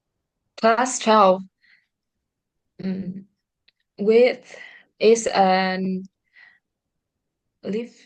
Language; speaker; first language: English; non-native, learner; Vietnamese